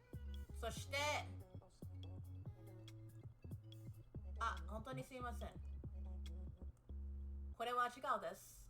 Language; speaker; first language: Japanese; non-native, learner; English